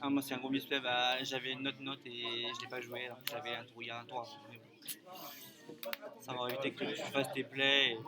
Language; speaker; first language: French; native; French